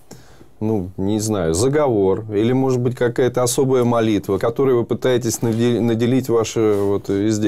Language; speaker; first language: Russian; native; Russian